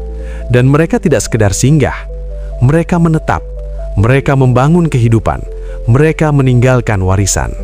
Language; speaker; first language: Indonesian; native; Indonesian